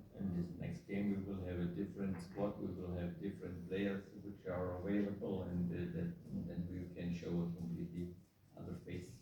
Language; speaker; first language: English; non-native, fluent; German